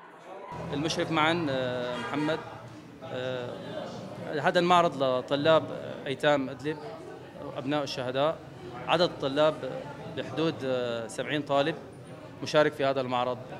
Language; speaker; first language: Arabic; native; Arabic